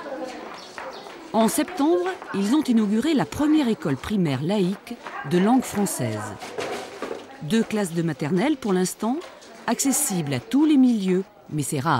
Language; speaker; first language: French; native; French